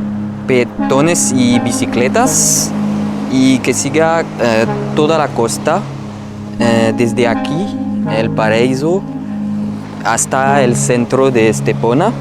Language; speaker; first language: Spanish; non-native, learner; French